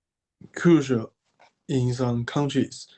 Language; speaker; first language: English; non-native, learner; Chinese